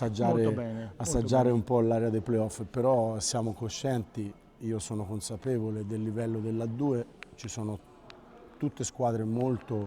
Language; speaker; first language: Italian; native; Italian